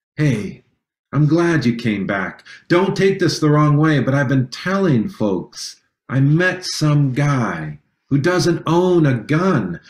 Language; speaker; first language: English; native; English